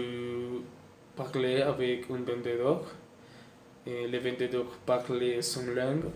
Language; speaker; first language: French; non-native, learner; Spanish